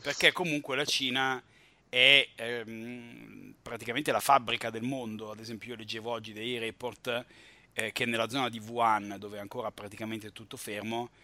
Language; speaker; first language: Italian; native; Italian